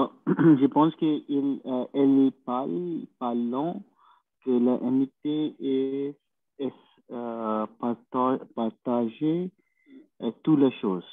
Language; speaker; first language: French; non-native, learner; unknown